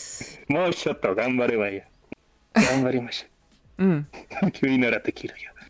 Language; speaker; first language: Japanese; non-native, learner; English